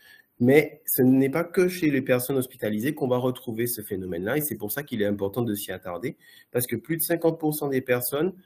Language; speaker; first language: French; native; French